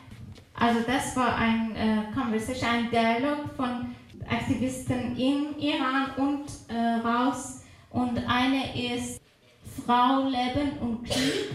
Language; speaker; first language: German; non-native, fluent; Persian